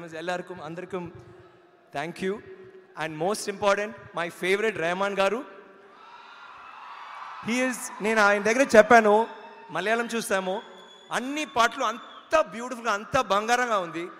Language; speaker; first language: Telugu; non-native, learner; Tamil